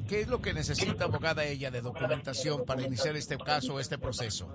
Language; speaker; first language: Spanish; native; Spanish